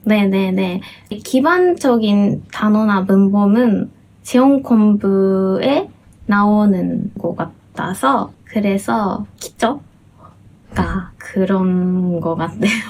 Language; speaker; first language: Korean; non-native, fluent; Japanese